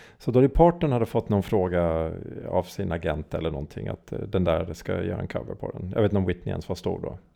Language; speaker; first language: Swedish; early bilingual, heritage; Swedish